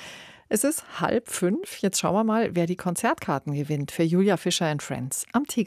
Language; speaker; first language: German; native; German